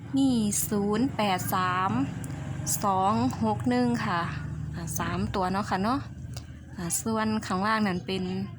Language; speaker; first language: Thai; native; Thai